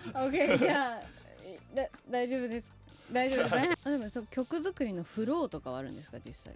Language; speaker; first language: Japanese; native; Japanese